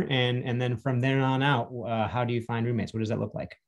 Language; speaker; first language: English; native; English